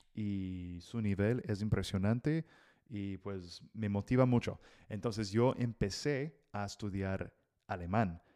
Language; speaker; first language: Spanish; non-native, fluent; English